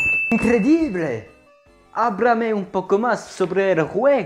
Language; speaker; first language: Spanish; non-native, learner; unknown